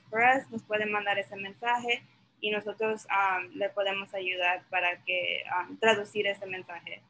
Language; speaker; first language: Spanish; early bilingual, other home language; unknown